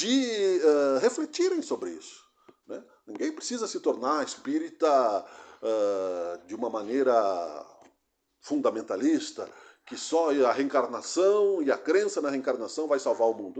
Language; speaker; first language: Portuguese; native; Portuguese